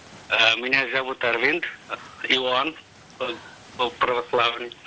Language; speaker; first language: Russian; non-native, fluent; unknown